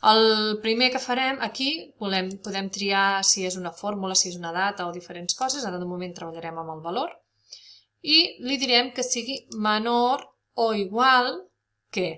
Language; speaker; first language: Catalan; native; Catalan